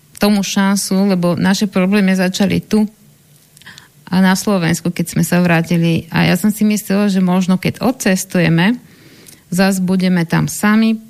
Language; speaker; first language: Slovak; non-native, fluent; Bulgarian